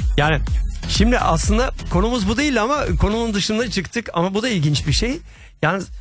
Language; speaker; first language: Turkish; native; Turkish